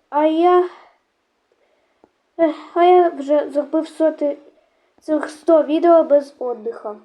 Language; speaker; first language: Ukrainian; non-native, local second language; Russian